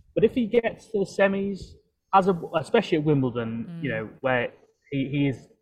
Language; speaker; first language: English; native; English